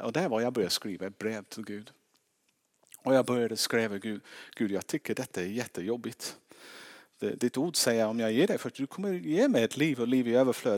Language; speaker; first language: Swedish; non-native, fluent; English